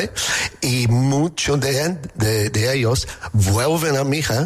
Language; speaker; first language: Spanish; non-native, learner; English